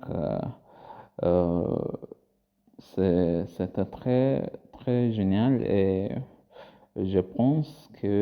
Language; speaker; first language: French; non-native, learner; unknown